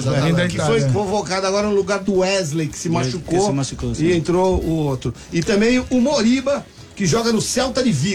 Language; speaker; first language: Portuguese; native; Portuguese